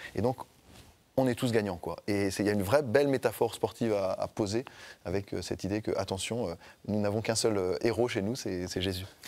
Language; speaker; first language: French; native; French